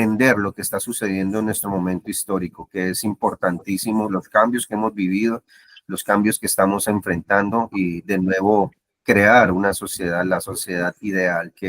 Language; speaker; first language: Spanish; native; Spanish